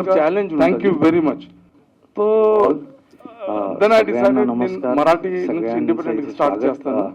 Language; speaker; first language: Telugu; early bilingual, heritage; Telugu